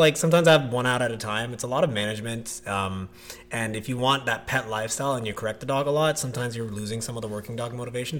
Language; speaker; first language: English; native; English